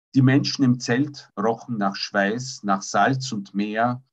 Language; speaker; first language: German; early bilingual, other home language; Russian